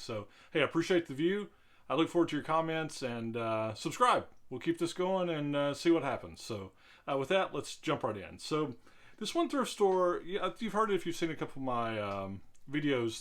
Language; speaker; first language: English; native; English